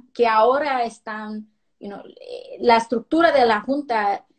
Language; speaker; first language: Spanish; early bilingual, heritage; Spanish